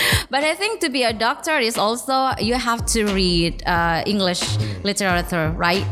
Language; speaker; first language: English; non-native, fluent; Indonesian